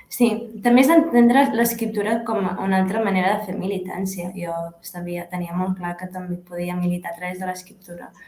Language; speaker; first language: Catalan; early bilingual, other home language; Arabic